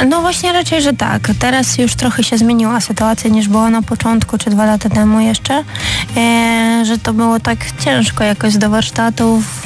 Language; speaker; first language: Polish; non-native, fluent; Ukrainian